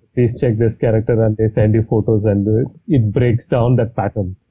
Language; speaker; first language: English; non-native, local second language; Tamil